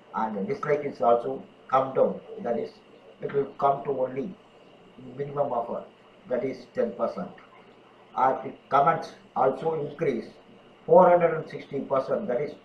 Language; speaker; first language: English; non-native, local second language; Tamil